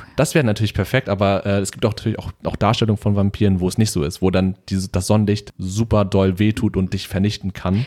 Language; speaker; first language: German; early bilingual, other home language; Vietnamese